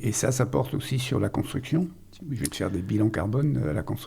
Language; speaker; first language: French; native; French